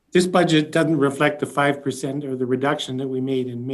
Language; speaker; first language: English; native; English